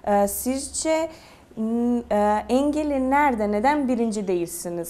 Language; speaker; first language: Turkish; non-native, fluent; Serbian